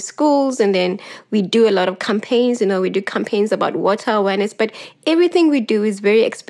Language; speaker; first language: English; non-native, local second language; Xhosa